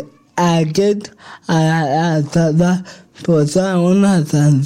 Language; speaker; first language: Catalan; non-native, local second language; Spanish